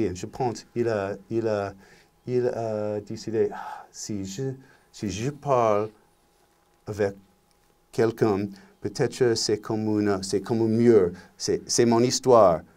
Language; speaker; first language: French; non-native, learner; English